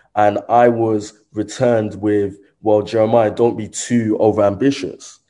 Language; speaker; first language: English; native; English